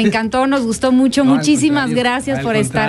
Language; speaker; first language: Spanish; native; Spanish